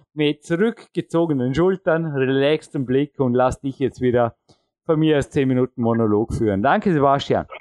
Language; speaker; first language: German; native; German